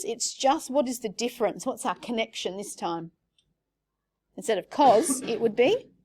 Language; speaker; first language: English; native; English